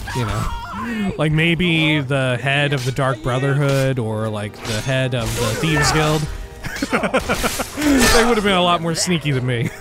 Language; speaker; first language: English; native; English